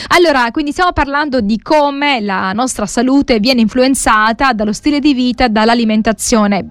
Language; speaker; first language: Italian; native; Italian